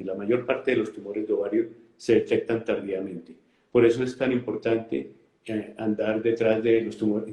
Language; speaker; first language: Spanish; native; Spanish